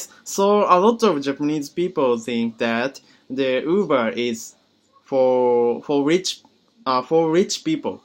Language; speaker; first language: English; non-native, learner; Japanese